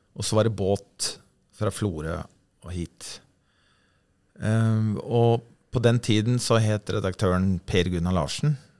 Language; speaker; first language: Norwegian; native; Norwegian